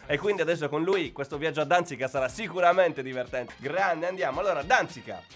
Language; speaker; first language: Italian; native; Italian